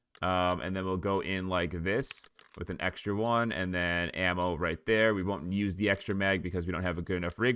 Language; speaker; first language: English; native; English